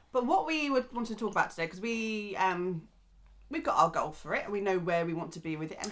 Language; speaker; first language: English; native; English